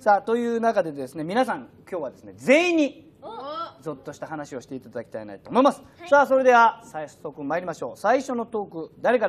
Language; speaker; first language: Japanese; native; Japanese